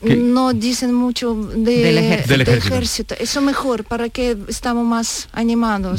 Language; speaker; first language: Spanish; non-native, learner; Ukrainian